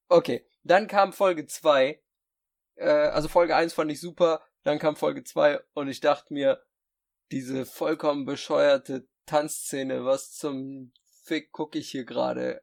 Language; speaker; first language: German; native; German